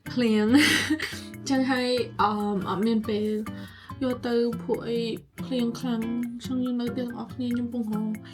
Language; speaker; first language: Khmer; early bilingual, heritage; Khmer